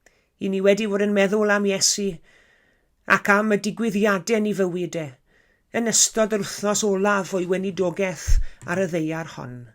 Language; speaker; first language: Welsh; native; Welsh